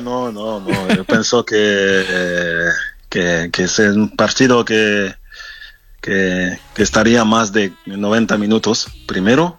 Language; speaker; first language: Spanish; non-native, fluent; French